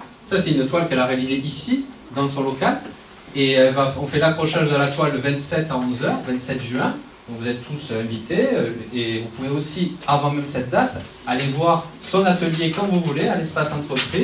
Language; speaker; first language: French; native; French